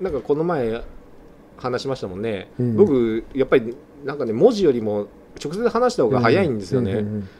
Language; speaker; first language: Japanese; native; Japanese